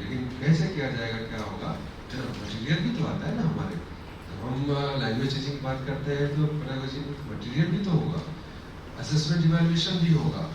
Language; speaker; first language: Hindi; non-native, local second language; Maithili